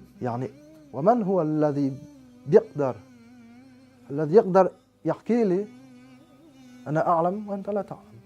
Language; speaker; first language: Arabic; non-native, fluent; French